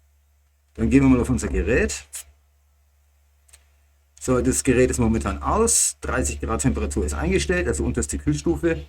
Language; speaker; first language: German; native; German